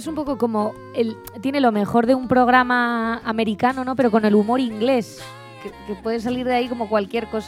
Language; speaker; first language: Spanish; native; Spanish